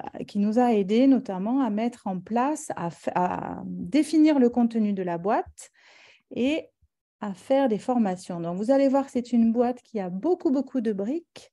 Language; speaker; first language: French; native; French